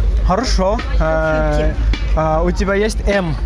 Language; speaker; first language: Russian; non-native, learner; Estonian